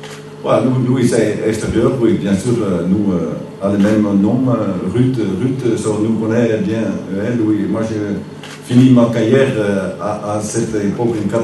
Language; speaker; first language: French; non-native, learner; Dutch